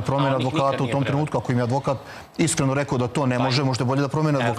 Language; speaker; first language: Serbian; native; Serbian